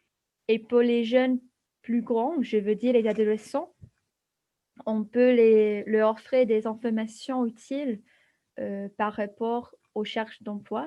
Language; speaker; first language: French; non-native, fluent; English